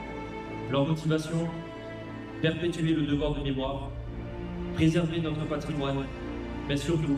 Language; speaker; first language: French; native; French